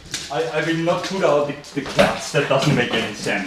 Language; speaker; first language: English; non-native, fluent; German